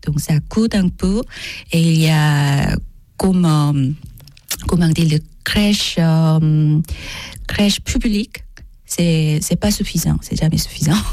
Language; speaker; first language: French; non-native, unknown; Korean